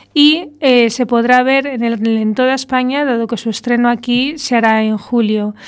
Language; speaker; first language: Spanish; native; Spanish